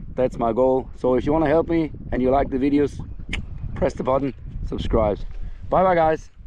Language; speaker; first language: English; non-native, fluent; Danish